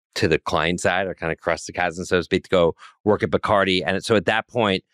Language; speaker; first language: English; native; English